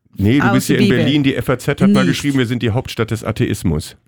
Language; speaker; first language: German; native; German